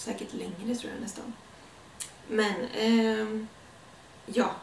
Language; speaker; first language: Swedish; native; Swedish